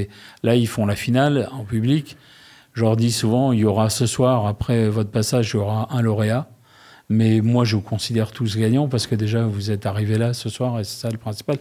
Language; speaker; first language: French; native; French